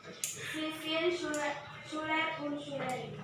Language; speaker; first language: German; non-native, learner; Indonesian